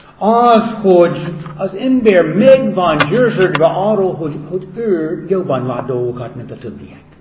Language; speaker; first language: Hungarian; non-native, fluent; English